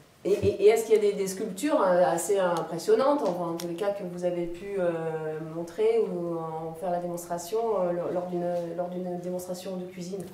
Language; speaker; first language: French; native; French